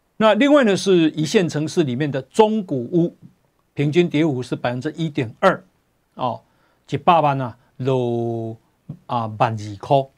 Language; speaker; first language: Chinese; native; Chinese